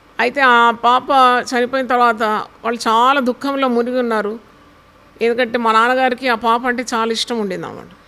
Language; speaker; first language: Telugu; non-native, local second language; Malayalam